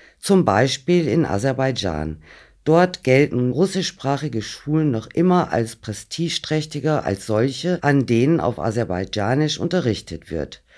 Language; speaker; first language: German; native; German